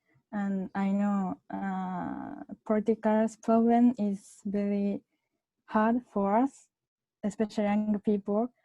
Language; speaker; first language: English; non-native, learner; Japanese